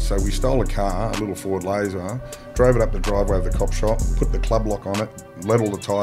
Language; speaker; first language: English; native; English